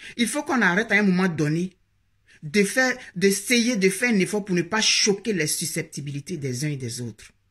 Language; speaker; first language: French; native; French